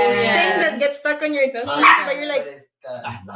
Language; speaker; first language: English; non-native, local second language; Aklanon